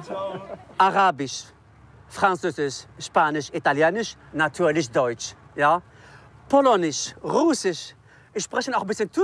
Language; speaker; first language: German; non-native, learner; Arabic